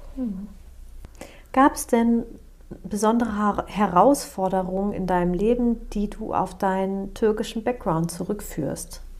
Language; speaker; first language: German; native; German